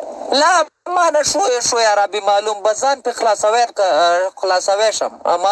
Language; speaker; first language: Arabic; non-native, learner; Pashto